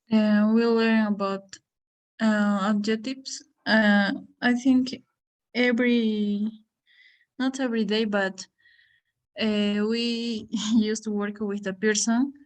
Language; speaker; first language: English; non-native, learner; Spanish